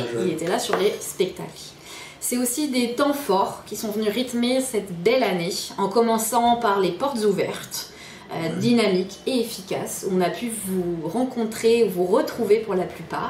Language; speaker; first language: French; native; French